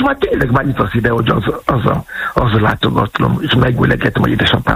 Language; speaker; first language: Hungarian; non-native, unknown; Yoruba